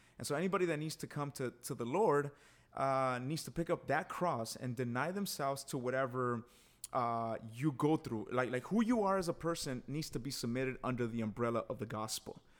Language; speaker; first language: English; early bilingual, other home language; Spanish